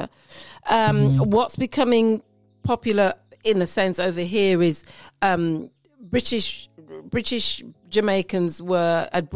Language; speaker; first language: English; native; English